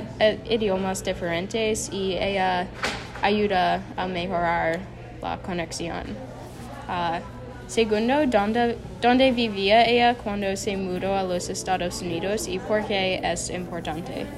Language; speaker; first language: Spanish; non-native, learner; English